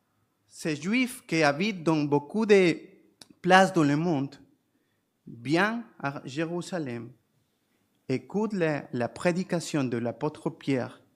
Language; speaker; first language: French; non-native, fluent; Spanish